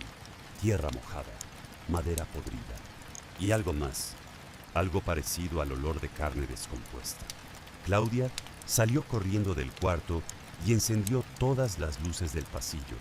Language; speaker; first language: Spanish; native; Spanish